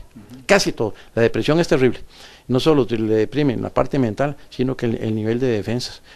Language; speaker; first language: Spanish; native; Spanish